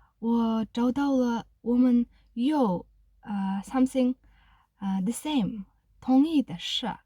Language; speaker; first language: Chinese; non-native, learner; Kazakh